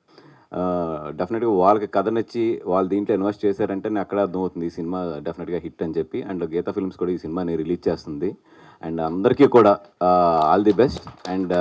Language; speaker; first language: Telugu; native; Telugu